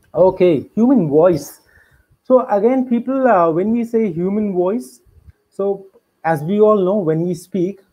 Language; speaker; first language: English; non-native, local second language; Hindi